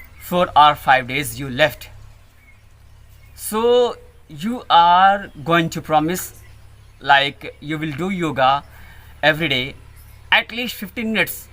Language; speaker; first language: English; non-native, learner; Hindi